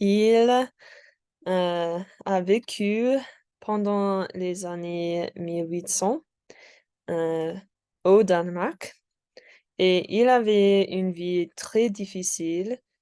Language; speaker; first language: French; non-native, learner; English